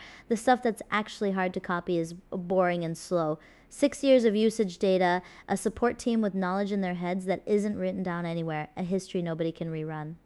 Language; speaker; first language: English; native; English